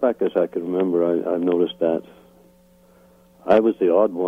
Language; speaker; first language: English; native; English